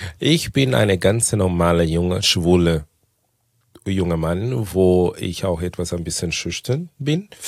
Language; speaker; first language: German; non-native, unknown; Portuguese